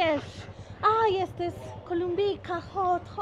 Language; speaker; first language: Polish; non-native, learner; Spanish